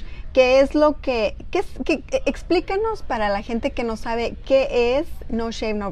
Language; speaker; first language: Spanish; native; Spanish